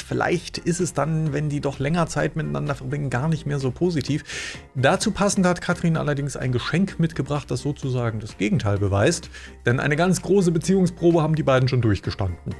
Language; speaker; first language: German; native; German